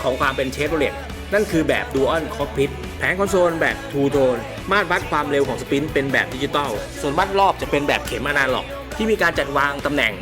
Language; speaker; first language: Thai; native; Thai